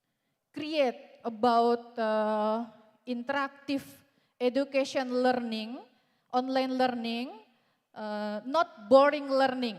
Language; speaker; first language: English; non-native, learner; Indonesian